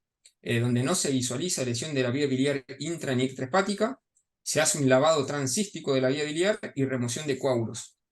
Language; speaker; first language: Spanish; native; Spanish